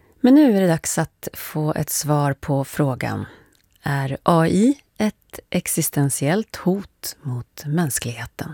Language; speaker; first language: Swedish; native; Swedish